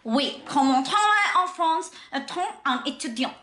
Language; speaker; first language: French; non-native, learner; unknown